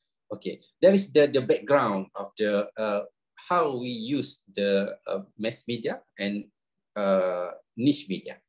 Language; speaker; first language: English; non-native, local second language; Malay